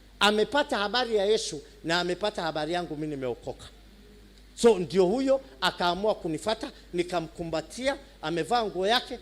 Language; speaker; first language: Swahili; non-native, fluent; Somali